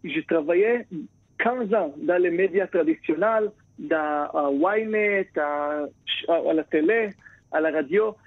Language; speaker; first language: French; non-native, fluent; Hebrew